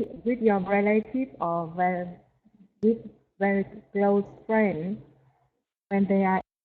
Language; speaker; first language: English; non-native, learner; Vietnamese